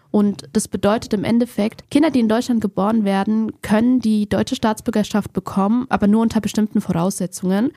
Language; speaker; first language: German; early bilingual, other home language; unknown